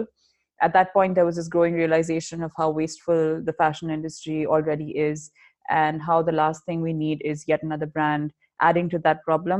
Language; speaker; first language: English; non-native, local second language; Hindi